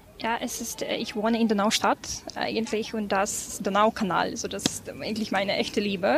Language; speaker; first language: German; non-native, fluent; Ukrainian